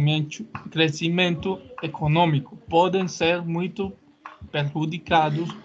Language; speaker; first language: Portuguese; non-native, learner; Spanish